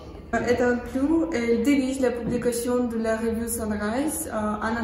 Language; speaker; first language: French; non-native, learner; Russian